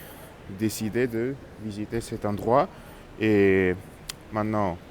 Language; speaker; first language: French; non-native, learner; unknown